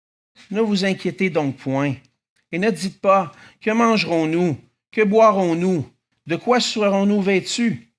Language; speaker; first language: French; native; French